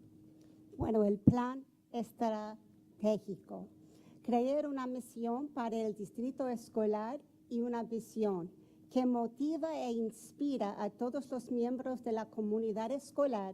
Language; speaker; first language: Spanish; non-native, fluent; English